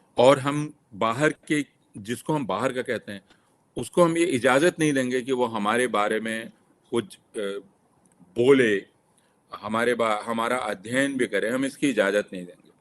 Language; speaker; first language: Hindi; native; Hindi